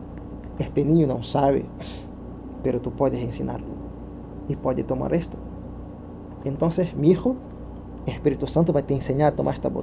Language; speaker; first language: Spanish; non-native, fluent; Portuguese